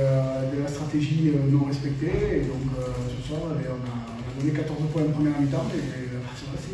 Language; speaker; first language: French; native; French